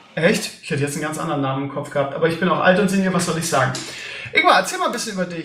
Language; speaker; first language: German; native; German